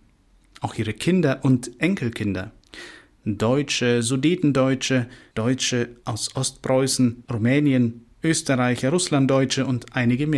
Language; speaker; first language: German; native; German